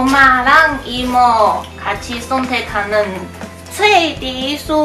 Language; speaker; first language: Korean; non-native, learner; Chinese